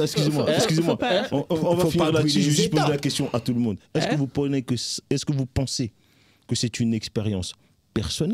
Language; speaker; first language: French; native; French